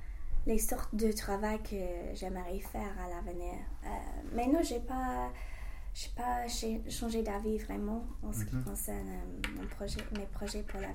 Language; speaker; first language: French; non-native, fluent; English